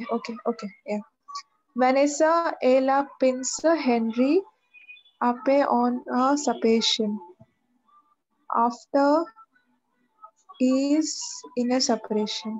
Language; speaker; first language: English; non-native, learner; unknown